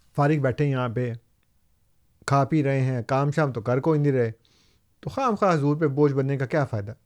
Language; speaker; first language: Urdu; native; Urdu